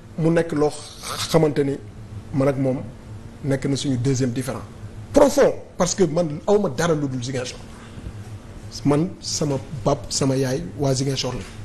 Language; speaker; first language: Wolof; non-native, local second language; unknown